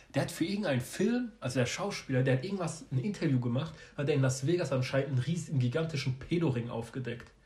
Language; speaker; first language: German; early bilingual, other home language; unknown